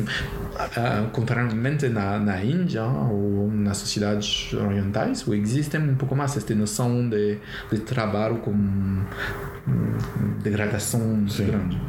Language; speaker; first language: Portuguese; non-native, learner; French